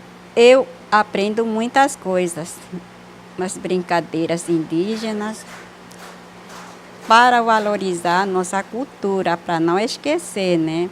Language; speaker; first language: Portuguese; non-native, local second language; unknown